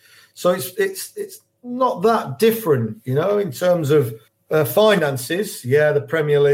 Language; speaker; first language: English; native; English